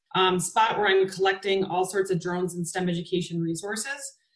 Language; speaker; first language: English; native; English